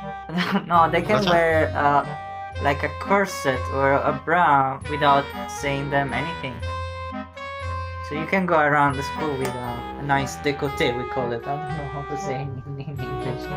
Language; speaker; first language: English; non-native, fluent; Italian